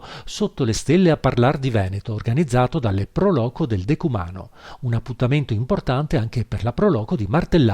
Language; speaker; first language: Italian; native; Italian